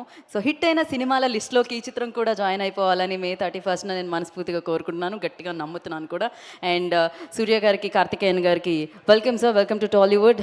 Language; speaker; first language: Telugu; native; Telugu